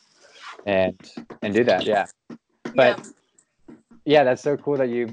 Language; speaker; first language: English; native; English